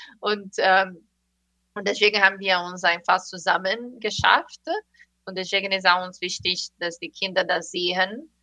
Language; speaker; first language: German; non-native, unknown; Portuguese